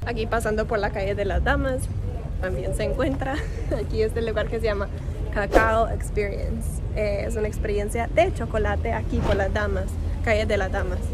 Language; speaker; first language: Spanish; non-native, fluent; English